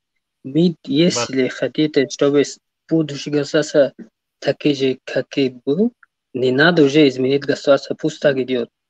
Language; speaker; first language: Russian; non-native, learner; Tajik